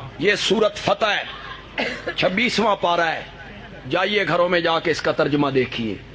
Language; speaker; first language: Urdu; non-native, local second language; Punjabi